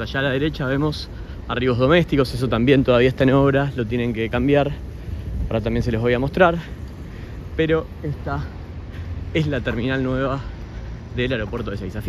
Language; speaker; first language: Spanish; native; Spanish